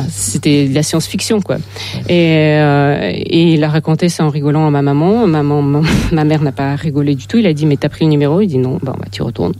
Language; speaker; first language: French; non-native, fluent; Russian